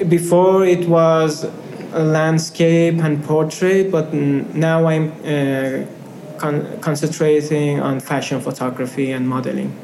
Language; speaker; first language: English; non-native, fluent; Persian